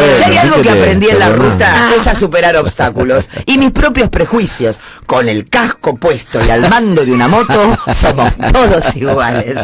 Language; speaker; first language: Spanish; native; Spanish